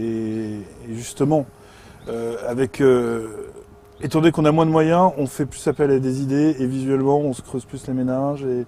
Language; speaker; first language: French; native; French